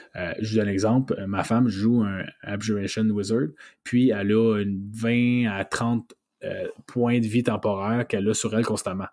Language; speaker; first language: French; native; French